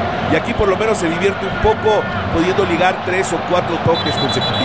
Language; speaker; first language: Spanish; native; Spanish